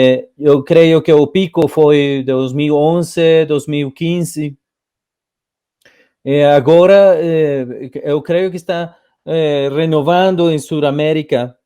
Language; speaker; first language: Portuguese; non-native, fluent; Spanish